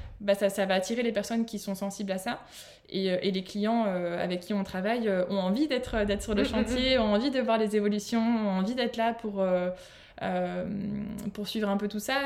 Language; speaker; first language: French; native; French